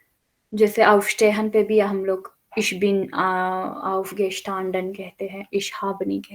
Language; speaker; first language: German; non-native, fluent; Urdu